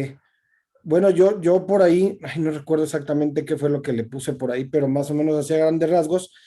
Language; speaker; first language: Spanish; native; Spanish